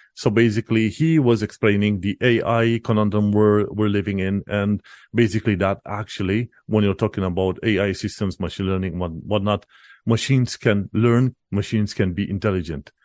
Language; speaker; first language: English; non-native, fluent; Romanian